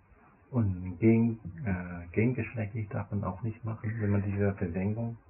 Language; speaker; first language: German; non-native, fluent; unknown